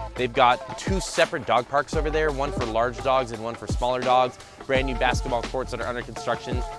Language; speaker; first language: English; native; English